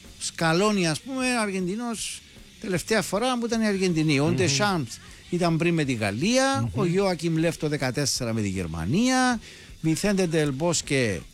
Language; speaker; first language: Greek; native; Greek